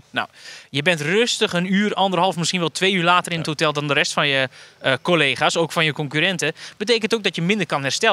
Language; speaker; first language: Dutch; native; Dutch